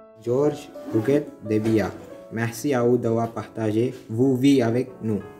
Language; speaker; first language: French; non-native, learner; Tamil